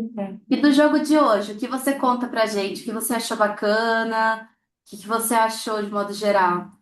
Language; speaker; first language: Portuguese; native; Portuguese